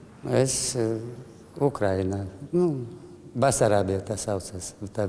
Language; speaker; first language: Latvian; non-native, learner; Romanian